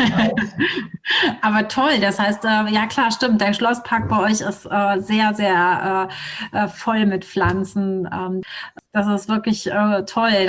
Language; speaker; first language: German; native; German